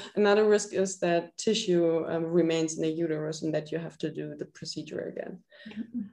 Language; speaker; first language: English; non-native, fluent; German